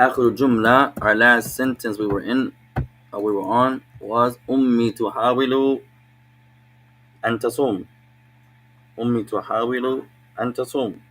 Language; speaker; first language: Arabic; non-native, fluent; English